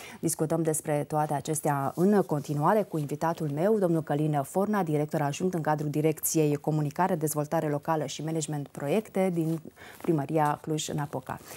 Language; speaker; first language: Romanian; native; Romanian